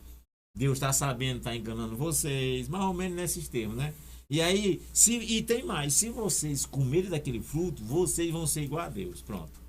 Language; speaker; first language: Portuguese; native; Portuguese